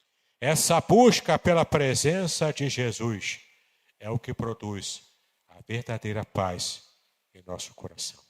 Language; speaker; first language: Portuguese; native; Portuguese